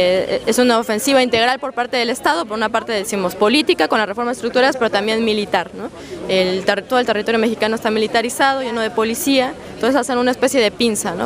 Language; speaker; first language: Spanish; native; Spanish